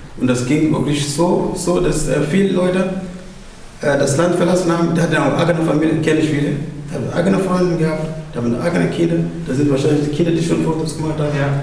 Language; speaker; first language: German; non-native, fluent; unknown